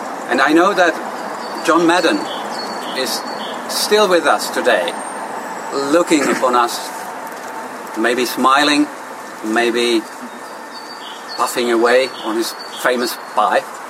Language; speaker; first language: English; non-native, fluent; Czech